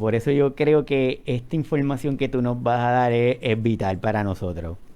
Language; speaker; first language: Spanish; native; Spanish